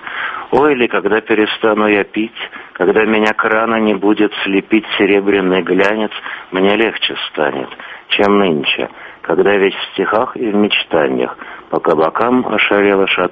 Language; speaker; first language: Russian; native; Russian